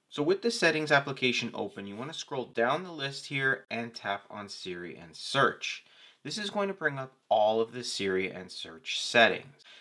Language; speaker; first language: English; native; English